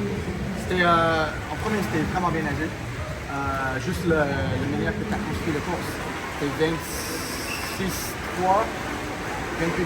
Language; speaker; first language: French; non-native, fluent; English